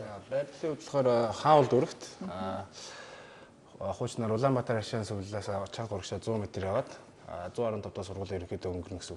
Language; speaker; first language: Mongolian; native; Mongolian